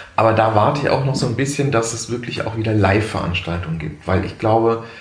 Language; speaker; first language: German; native; German